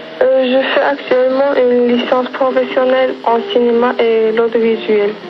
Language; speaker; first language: French; non-native, local second language; Arabic